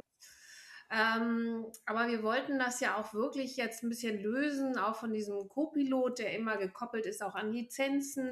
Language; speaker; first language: German; native; German